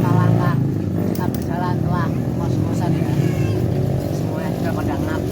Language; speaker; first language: Indonesian; non-native, local second language; Javanese